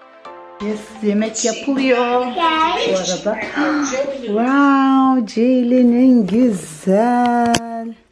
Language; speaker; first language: Turkish; early bilingual, other home language; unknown